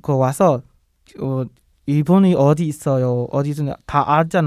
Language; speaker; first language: Korean; non-native, learner; Burmese